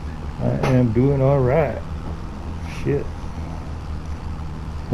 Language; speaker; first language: English; native; English